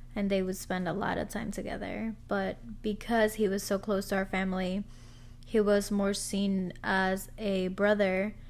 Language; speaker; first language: English; early bilingual, other home language; Spanish